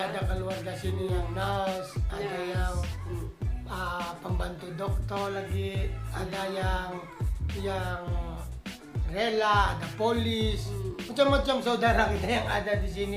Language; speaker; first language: Indonesian; non-native, fluent; Filipino